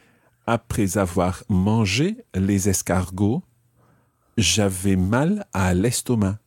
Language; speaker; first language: French; non-native, fluent; English